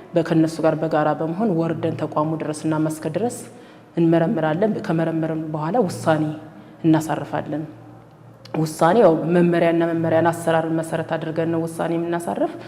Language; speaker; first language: Amharic; native; Amharic